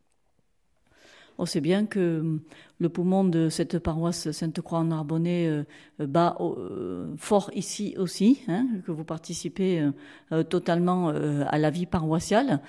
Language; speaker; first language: French; native; French